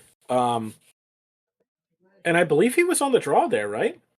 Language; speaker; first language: English; native; English